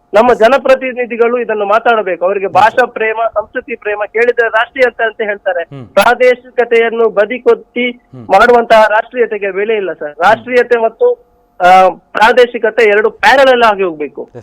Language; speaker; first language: Kannada; non-native, local second language; Tulu